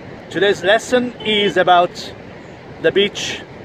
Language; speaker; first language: English; non-native, fluent; Arabic